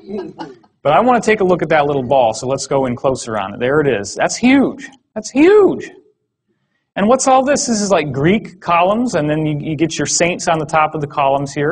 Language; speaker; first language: English; native; English